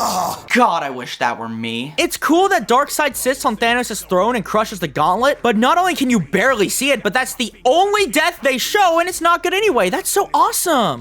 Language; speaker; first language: English; native; English